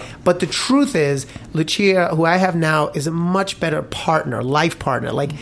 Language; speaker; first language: English; native; English